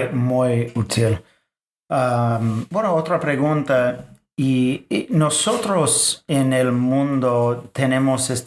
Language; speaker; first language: Spanish; non-native, fluent; English